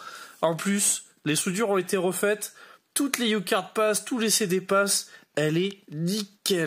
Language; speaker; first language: French; native; French